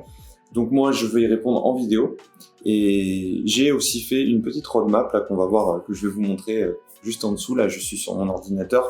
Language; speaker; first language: French; native; French